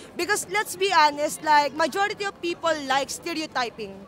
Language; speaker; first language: English; non-native, local second language; Filipino